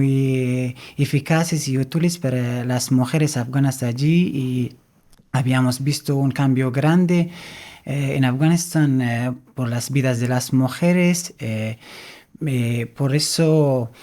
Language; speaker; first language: Spanish; non-native, fluent; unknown